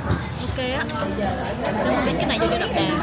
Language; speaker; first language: Vietnamese; native; Vietnamese